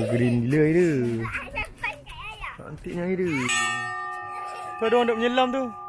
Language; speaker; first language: Malay; native; Malay